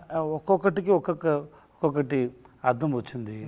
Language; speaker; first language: Telugu; non-native, learner; Tamil